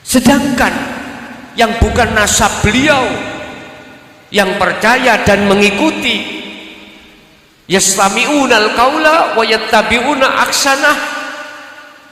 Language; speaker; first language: Indonesian; non-native, local second language; Javanese